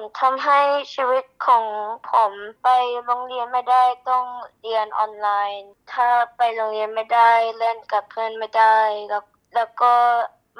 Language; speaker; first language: Thai; early bilingual, heritage; Thai